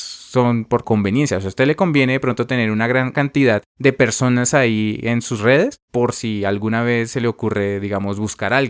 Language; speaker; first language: Spanish; native; Spanish